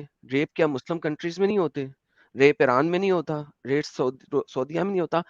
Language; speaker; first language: Hindi; native; Hindi